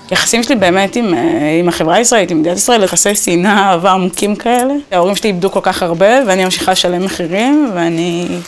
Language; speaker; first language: Hebrew; early bilingual, other home language; Amharic